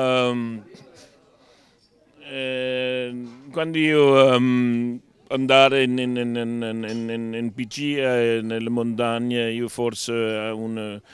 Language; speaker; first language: Italian; non-native, learner; Danish